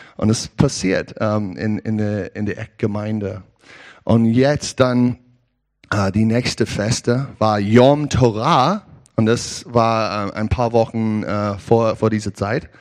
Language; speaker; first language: German; non-native, learner; English